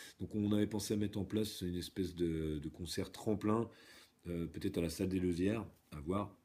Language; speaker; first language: French; native; French